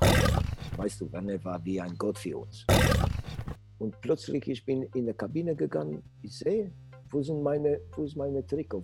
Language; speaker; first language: German; non-native, fluent; Polish